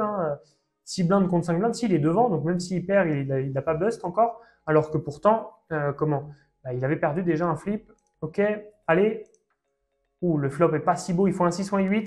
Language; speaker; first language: French; native; French